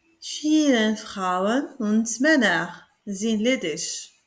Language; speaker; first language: German; non-native, learner; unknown